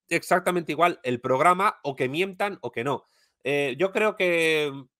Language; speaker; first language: Spanish; native; Spanish